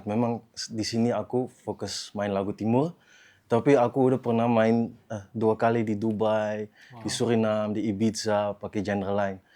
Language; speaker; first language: Indonesian; early bilingual, heritage; Dutch